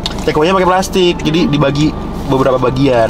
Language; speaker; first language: Indonesian; native; Indonesian